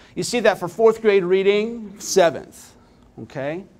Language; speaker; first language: English; native; English